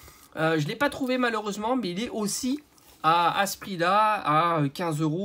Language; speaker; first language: French; native; French